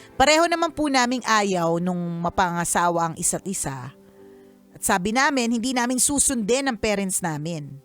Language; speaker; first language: Filipino; native; Filipino